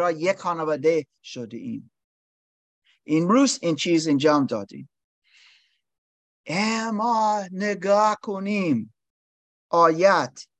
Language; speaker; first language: Persian; non-native, learner; English